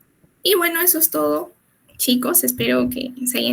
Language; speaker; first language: Spanish; native; Spanish